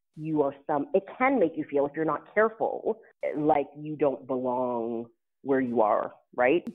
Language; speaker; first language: English; native; English